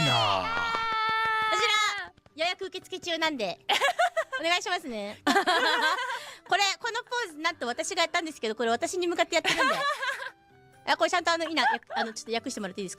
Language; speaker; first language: Japanese; native; Japanese